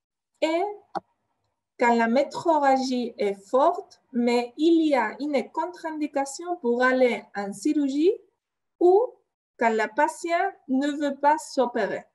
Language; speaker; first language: French; non-native, fluent; Spanish